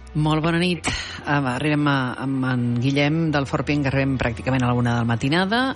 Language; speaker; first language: Catalan; native; Catalan